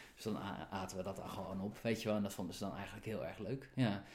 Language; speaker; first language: Dutch; early bilingual, other home language; Turkish